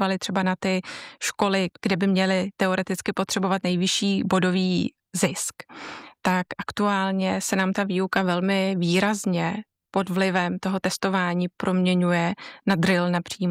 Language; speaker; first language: Czech; native; Czech